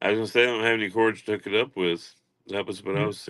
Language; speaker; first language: English; native; English